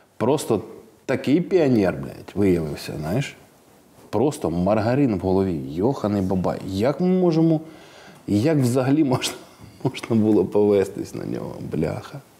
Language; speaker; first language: Ukrainian; non-native, local second language; Russian